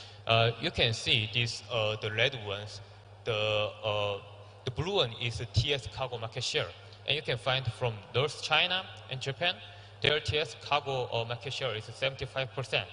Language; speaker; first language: English; non-native, learner; Korean